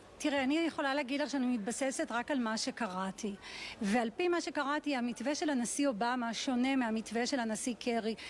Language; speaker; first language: Hebrew; native; Hebrew